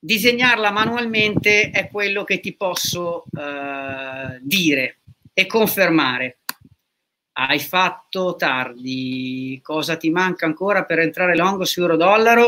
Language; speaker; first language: Italian; native; Italian